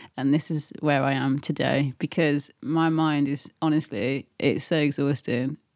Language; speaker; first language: English; native; English